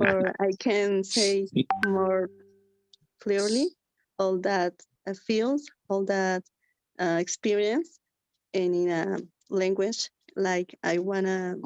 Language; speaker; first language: English; non-native, learner; Spanish